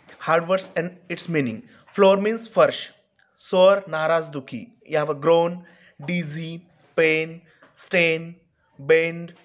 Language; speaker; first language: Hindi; non-native, local second language; Marathi